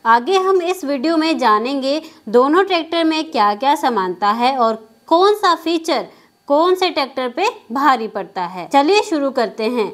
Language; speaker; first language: Hindi; native; Hindi